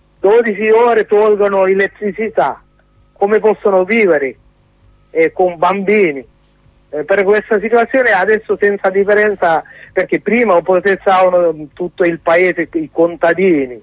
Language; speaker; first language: Italian; non-native, learner; Sinhala